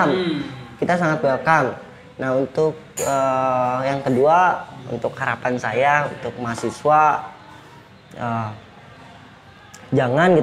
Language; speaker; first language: Indonesian; native; Indonesian